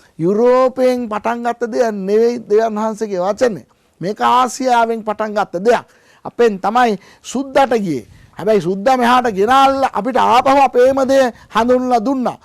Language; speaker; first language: Sinhala; non-native, local second language; Tamil